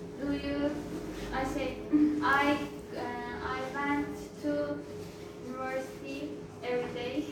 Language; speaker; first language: English; non-native, learner; Turkish